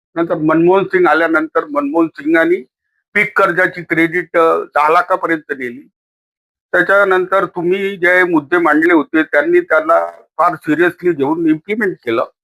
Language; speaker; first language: Marathi; non-native, local second language; Hindi